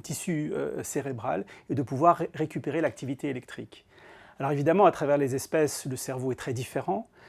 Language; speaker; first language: French; native; French